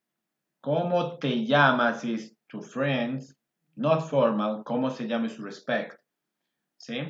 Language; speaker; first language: Spanish; non-native, fluent; English